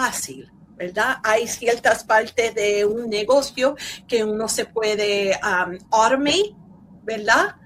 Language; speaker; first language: Spanish; early bilingual, heritage; Spanish